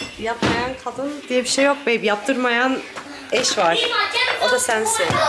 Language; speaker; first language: Turkish; native; Turkish